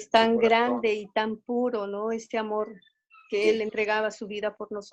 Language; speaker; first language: Spanish; native; Spanish